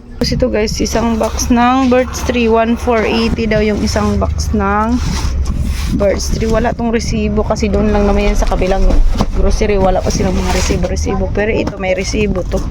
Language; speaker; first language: Filipino; non-native, local second language; Waray